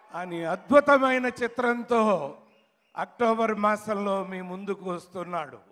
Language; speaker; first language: Telugu; native; Telugu